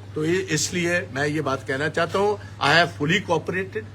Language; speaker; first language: Hindi; non-native, local second language; Punjabi